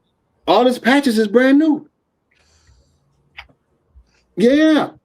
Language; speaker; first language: English; native; English